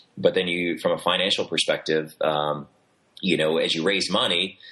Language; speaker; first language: English; native; English